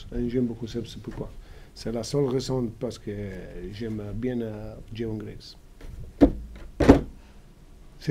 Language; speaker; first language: French; non-native, fluent; Italian